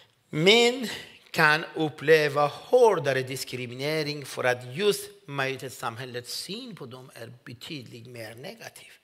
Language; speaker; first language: Swedish; non-native, fluent; Persian